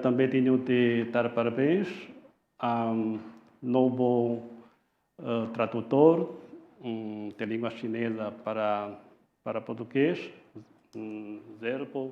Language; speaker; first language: Portuguese; non-native, fluent; Chinese